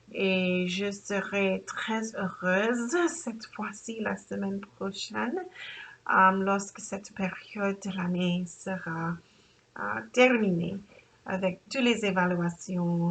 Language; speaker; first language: French; non-native, learner; English